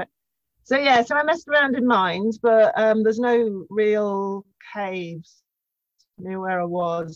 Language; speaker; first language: English; native; English